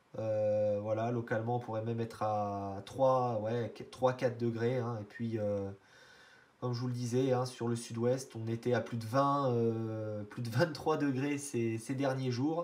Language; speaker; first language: French; native; French